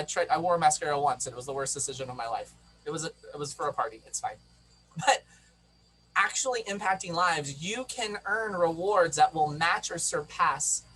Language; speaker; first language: English; native; English